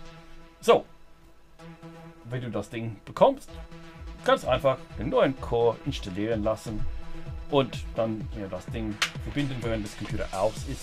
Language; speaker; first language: German; non-native, fluent; English